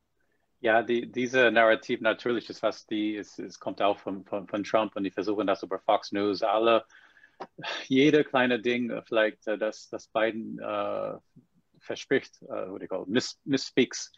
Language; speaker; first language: German; non-native, fluent; English